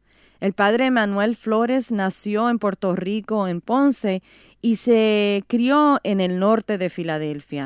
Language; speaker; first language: Spanish; native; Spanish